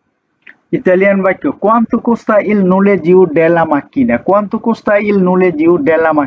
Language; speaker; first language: Italian; non-native, learner; Bangla